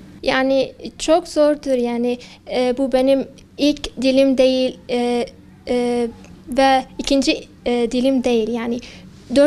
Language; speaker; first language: Turkish; non-native, fluent; Kurdish